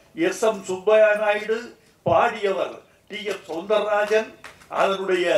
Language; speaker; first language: Tamil; native; Tamil